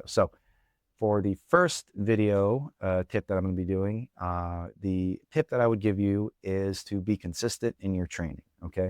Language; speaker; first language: English; native; English